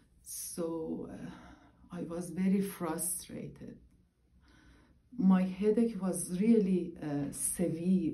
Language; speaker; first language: English; non-native, learner; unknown